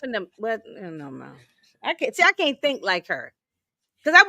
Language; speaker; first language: English; native; English